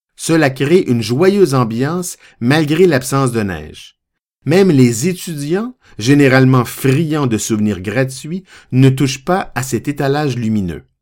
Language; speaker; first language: French; native; French